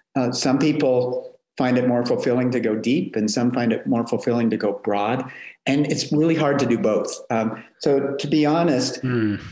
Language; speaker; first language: English; native; English